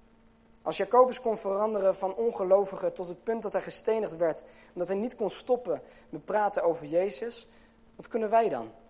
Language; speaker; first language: Dutch; native; Dutch